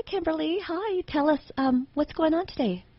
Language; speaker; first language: English; native; English